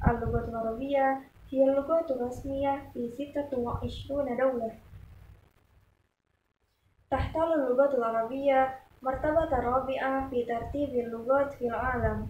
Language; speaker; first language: Arabic; non-native, learner; Indonesian